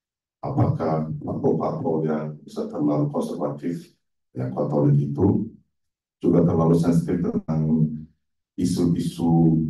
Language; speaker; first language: Indonesian; non-native, fluent; Turkish